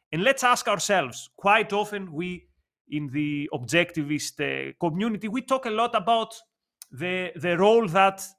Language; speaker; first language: English; non-native, fluent; Greek